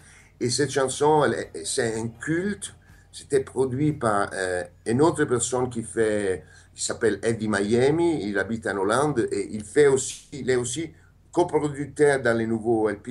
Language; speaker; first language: French; non-native, fluent; Italian